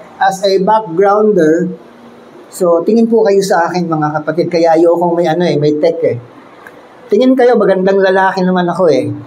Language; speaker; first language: Filipino; native; Filipino